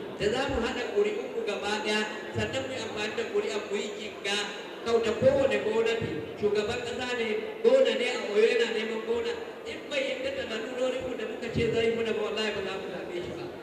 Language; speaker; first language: Hausa; non-native, local second language; Fula